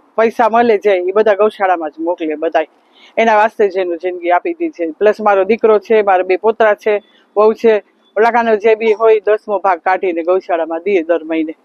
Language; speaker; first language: Gujarati; early bilingual, heritage; Gujarati